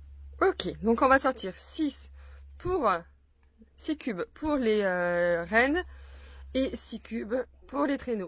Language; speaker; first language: French; native; French